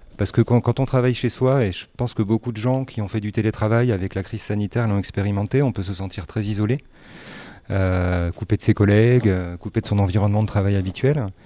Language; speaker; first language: French; native; French